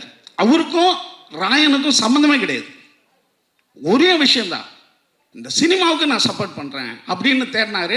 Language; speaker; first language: Tamil; native; Tamil